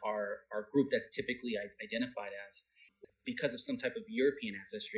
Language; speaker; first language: English; native; English